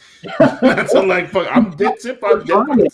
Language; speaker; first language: English; native; English